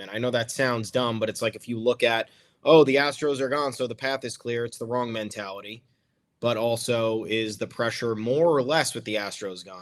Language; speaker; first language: English; native; English